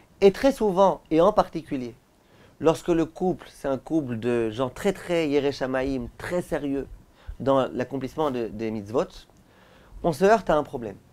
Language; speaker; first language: French; native; French